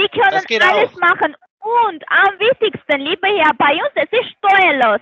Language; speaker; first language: German; non-native, learner; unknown